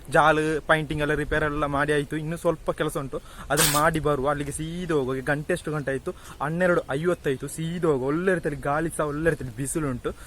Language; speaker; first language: Kannada; non-native, local second language; Tulu